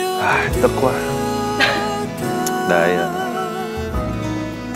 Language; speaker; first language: Vietnamese; early bilingual, heritage; Vietnamese